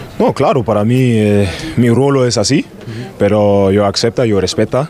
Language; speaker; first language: Spanish; non-native, fluent; German